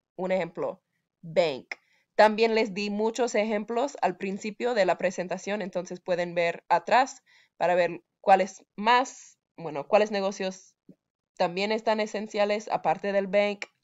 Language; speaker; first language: Spanish; non-native, fluent; English